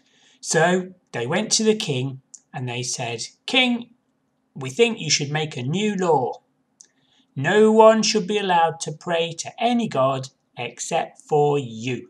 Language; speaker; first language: English; native; English